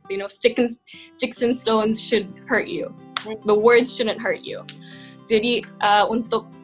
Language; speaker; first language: English; early bilingual, heritage; English